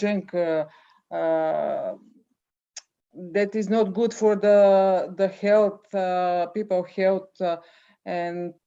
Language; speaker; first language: English; non-native, learner; Bulgarian